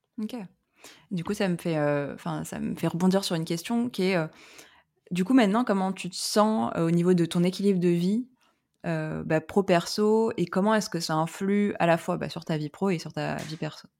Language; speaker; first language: French; native; French